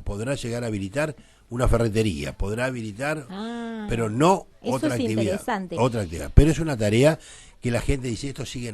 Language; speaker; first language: Spanish; native; Spanish